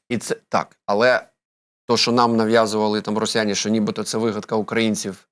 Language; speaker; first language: Ukrainian; non-native, local second language; Russian